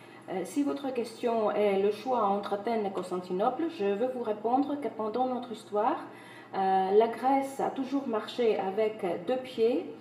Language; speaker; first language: French; non-native, fluent; Greek